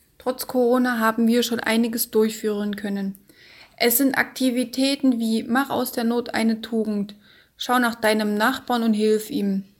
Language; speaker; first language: German; native; German